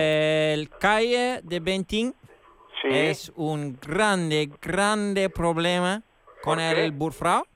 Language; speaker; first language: Spanish; non-native, learner; Dutch